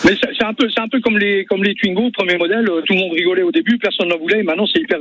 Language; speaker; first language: French; native; French